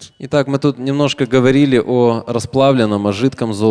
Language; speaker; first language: Russian; native; Russian